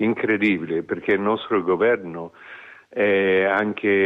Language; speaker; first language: Italian; non-native, fluent; English